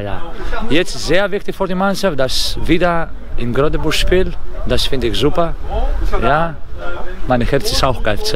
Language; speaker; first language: German; non-native, learner; Greek